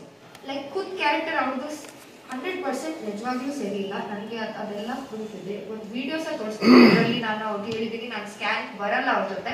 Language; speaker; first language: Kannada; non-native, local second language; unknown